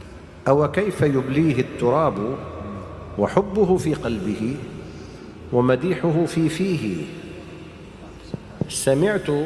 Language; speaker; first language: Arabic; native; Arabic